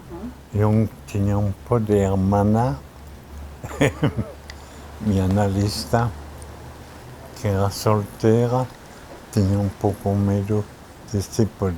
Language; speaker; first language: Portuguese; non-native, fluent; French